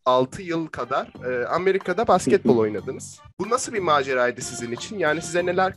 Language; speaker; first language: Turkish; native; Turkish